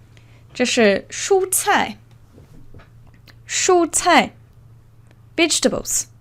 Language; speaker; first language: Chinese; non-native, fluent; English